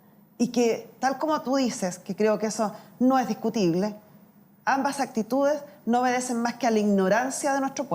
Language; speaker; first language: Spanish; native; Spanish